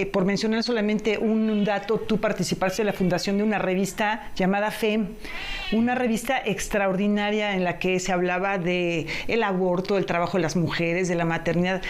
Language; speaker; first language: Spanish; native; Spanish